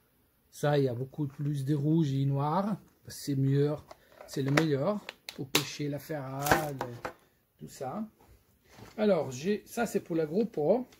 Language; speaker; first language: French; non-native, fluent; Portuguese